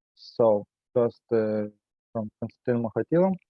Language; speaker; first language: English; non-native, learner; Ukrainian